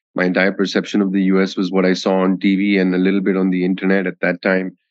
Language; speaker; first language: English; non-native, local second language; Hindi